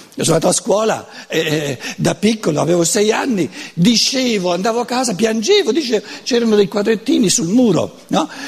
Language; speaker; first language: Italian; non-native, local second language; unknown